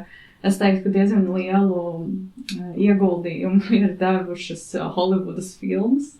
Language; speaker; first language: Latvian; native; Latvian